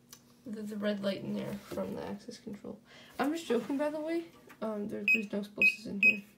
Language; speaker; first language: English; native; English